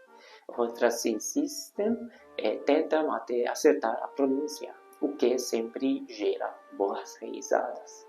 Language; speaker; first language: Portuguese; non-native, fluent; Hungarian